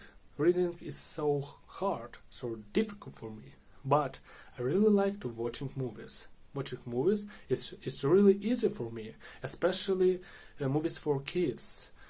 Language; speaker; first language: English; non-native, learner; Russian